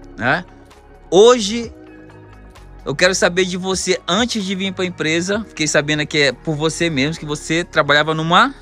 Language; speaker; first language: Portuguese; native; Portuguese